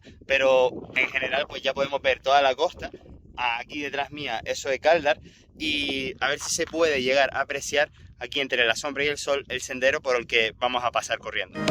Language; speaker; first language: Spanish; native; Spanish